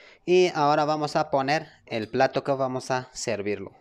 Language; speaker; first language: Spanish; non-native, learner; Turkish